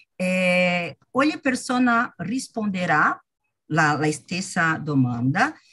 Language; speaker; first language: Italian; non-native, learner; Portuguese